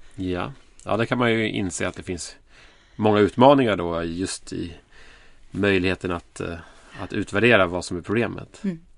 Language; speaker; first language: Swedish; native; Swedish